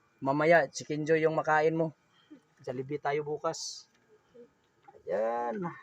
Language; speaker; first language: Filipino; non-native, local second language; Cebuano